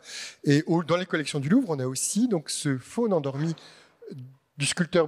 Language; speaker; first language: French; native; French